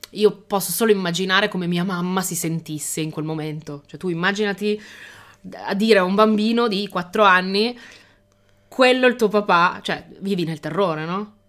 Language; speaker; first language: Italian; early bilingual, other home language; Albanian